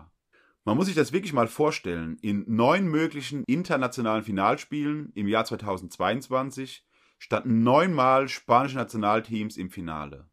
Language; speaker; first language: German; native; German